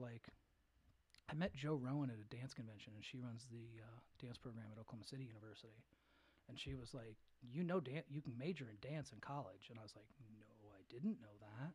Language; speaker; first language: English; native; English